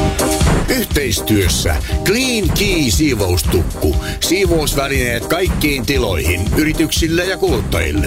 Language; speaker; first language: Finnish; native; Finnish